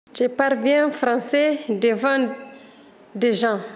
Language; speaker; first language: French; non-native, learner; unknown